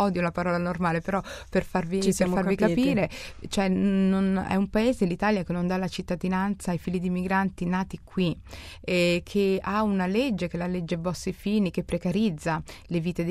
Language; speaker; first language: Italian; early bilingual, other home language; Somali